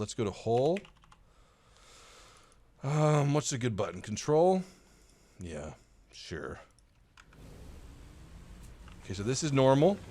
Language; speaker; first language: English; native; English